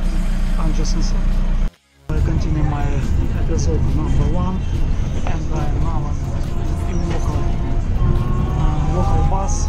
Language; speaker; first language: English; non-native, learner; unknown